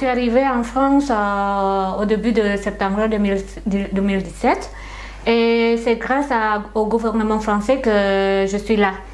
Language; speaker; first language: French; non-native, fluent; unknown